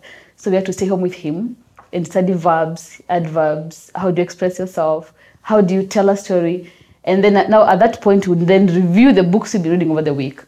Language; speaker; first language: English; non-native, local second language; Kamba